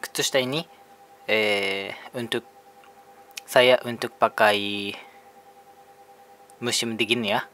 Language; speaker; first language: Indonesian; non-native, fluent; Japanese